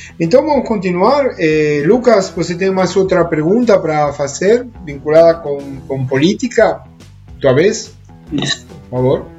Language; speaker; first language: Portuguese; non-native, fluent; Spanish